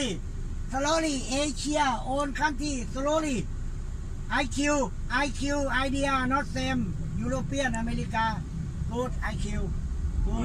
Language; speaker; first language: English; non-native, learner; Thai